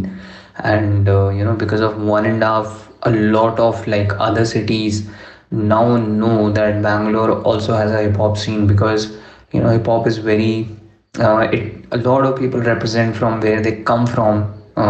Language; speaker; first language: English; non-native, local second language; Urdu